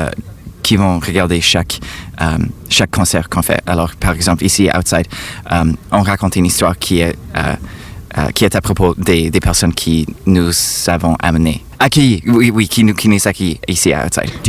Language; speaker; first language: French; non-native, fluent; English